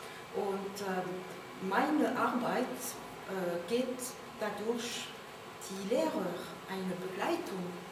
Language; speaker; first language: German; non-native, learner; French